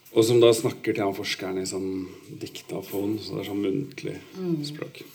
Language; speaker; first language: Norwegian; early bilingual, other home language; Urdu